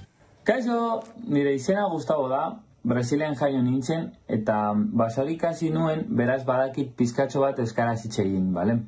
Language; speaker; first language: Basque; non-native, learner; Portuguese